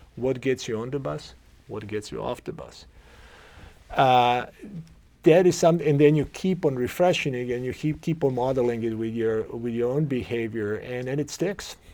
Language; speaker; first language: English; non-native, fluent; Croatian